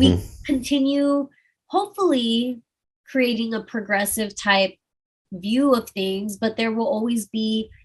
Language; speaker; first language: English; native; English